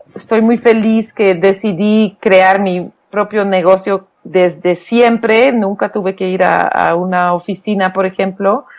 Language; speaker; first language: Spanish; non-native, fluent; Dutch